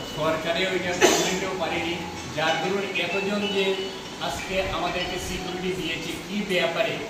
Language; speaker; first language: Bangla; native; Bangla